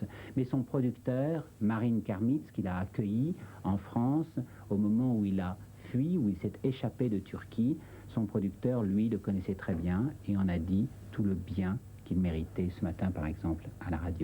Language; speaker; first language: French; native; French